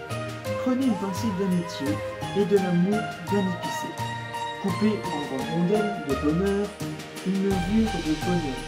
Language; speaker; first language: French; native; French